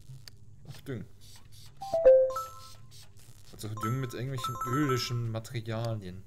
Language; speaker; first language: German; native; German